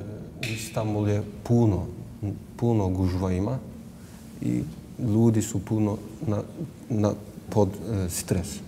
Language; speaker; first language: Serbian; non-native, learner; Turkish